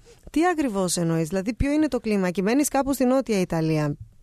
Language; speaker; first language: Greek; native; Greek